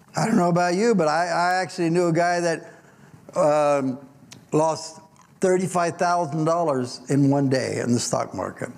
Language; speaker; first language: English; native; English